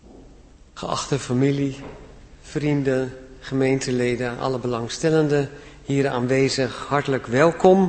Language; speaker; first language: Dutch; native; Dutch